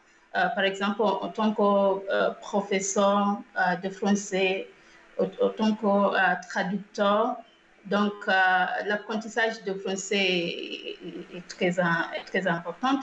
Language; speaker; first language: French; non-native, fluent; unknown